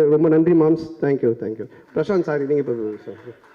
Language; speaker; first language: Tamil; native; Tamil